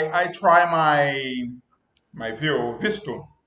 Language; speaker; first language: English; non-native, learner; Portuguese